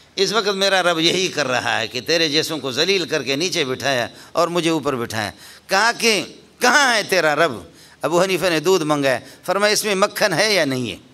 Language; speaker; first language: Urdu; non-native, local second language; Baluchi